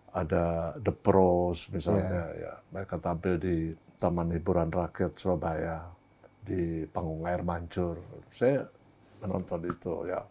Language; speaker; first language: Indonesian; native; Indonesian